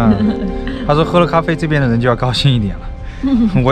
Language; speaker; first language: Chinese; native; Chinese